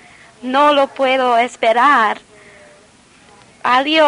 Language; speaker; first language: Spanish; non-native, learner; English